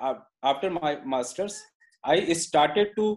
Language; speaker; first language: English; non-native, local second language; Hindi